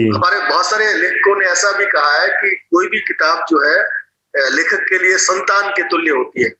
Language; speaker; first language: Hindi; non-native, local second language; Rajasthani